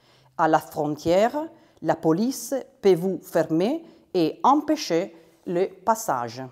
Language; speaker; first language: French; non-native, fluent; Italian